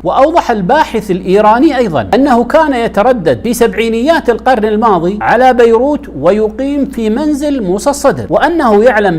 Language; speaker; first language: Arabic; native; Arabic